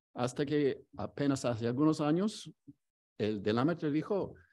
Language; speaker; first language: Spanish; non-native, fluent; English